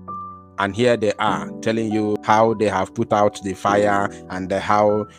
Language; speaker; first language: English; non-native, local second language; Igbo